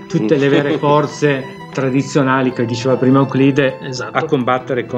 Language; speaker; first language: Italian; native; Italian